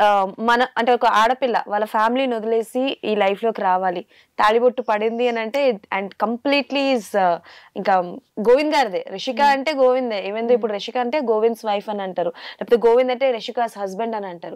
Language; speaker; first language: Telugu; native; Telugu